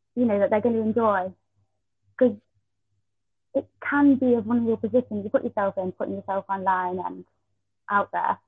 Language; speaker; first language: English; native; English